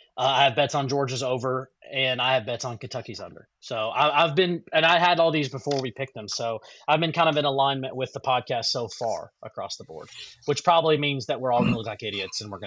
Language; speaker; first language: English; native; English